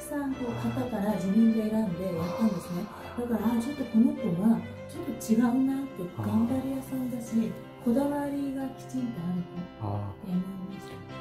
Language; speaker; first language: Japanese; native; Japanese